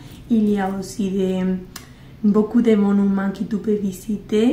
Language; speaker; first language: French; non-native, learner; Spanish